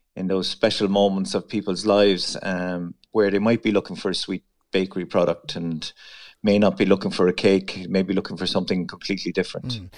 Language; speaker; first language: English; native; English